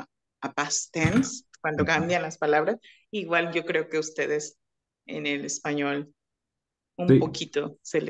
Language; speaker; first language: Spanish; early bilingual, other home language; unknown